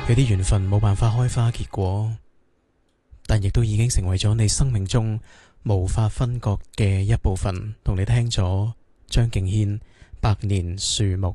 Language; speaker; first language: Chinese; non-native, local second language; Cantonese